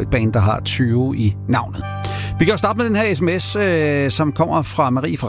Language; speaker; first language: Danish; native; Danish